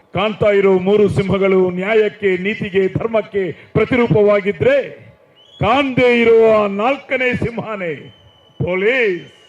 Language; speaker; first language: Kannada; non-native, local second language; Telugu